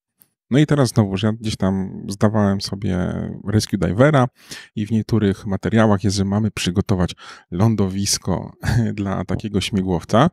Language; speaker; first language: Polish; native; Polish